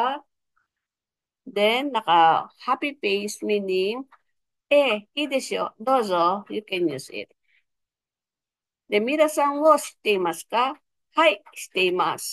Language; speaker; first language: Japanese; non-native, fluent; Filipino